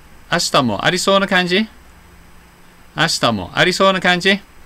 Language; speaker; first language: Japanese; non-native, fluent; English